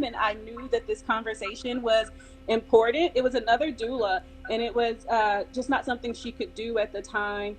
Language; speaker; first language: English; native; English